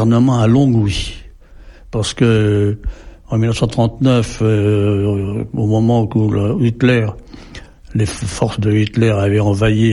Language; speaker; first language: French; native; French